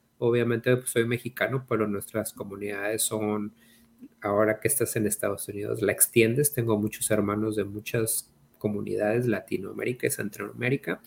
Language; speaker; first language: Spanish; native; Spanish